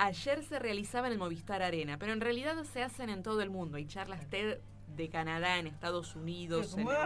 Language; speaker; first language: Spanish; native; Spanish